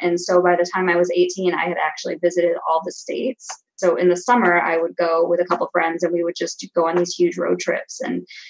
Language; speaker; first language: English; native; English